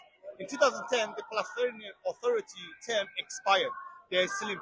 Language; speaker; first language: English; non-native, fluent; Persian